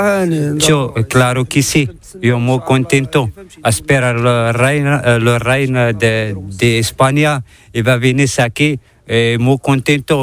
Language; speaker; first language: Spanish; non-native, learner; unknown